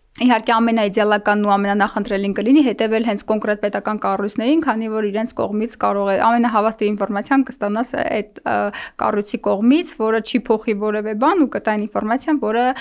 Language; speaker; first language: Armenian; native; Armenian